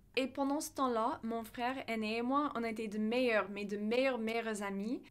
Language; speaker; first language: French; non-native, fluent; English